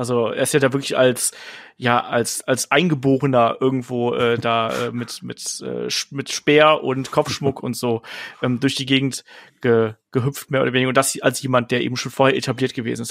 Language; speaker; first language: German; native; German